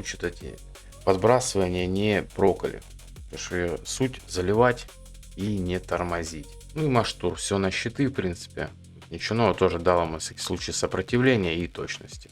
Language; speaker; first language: Russian; native; Russian